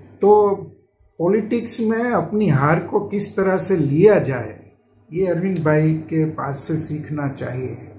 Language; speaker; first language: Hindi; non-native, local second language; Gujarati